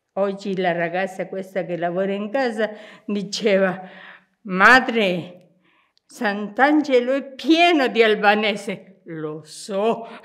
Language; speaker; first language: Italian; non-native, fluent; Spanish